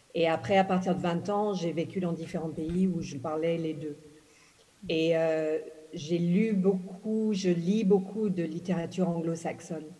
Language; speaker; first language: French; early bilingual, other home language; English